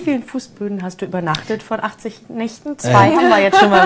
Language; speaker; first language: German; native; German